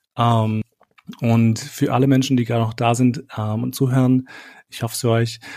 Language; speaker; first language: German; early bilingual, other home language; Albanian